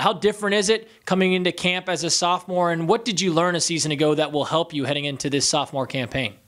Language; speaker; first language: English; native; English